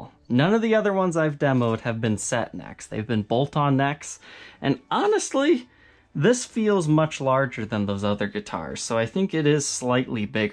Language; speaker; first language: English; native; English